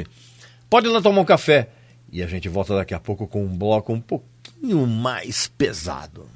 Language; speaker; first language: Portuguese; native; Portuguese